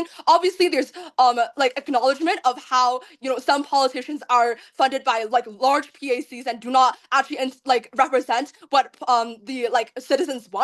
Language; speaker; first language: English; non-native, fluent; Chinese